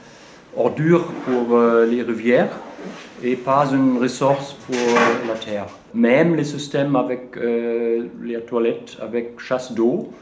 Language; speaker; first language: French; non-native, learner; German